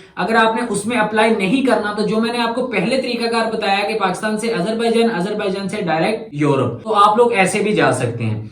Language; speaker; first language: Urdu; non-native, local second language; Punjabi